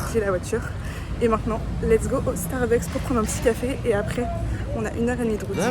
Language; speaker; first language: French; native; French